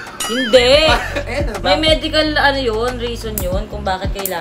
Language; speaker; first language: Filipino; native; Filipino